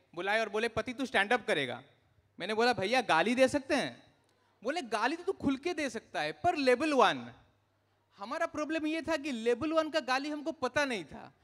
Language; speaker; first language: Hindi; non-native, local second language; Odia